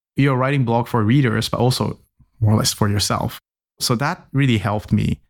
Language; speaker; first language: English; non-native, fluent; Japanese